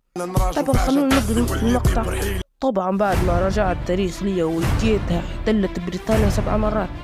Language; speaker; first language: Arabic; native; Arabic